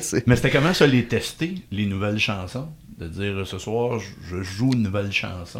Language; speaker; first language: French; native; French